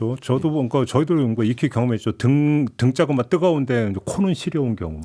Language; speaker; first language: Korean; native; Korean